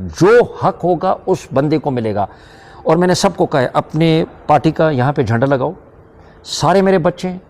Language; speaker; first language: Urdu; non-native, local second language; Pashto